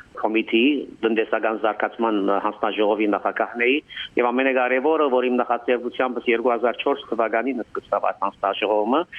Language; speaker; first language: Armenian; early bilingual, heritage; Armenian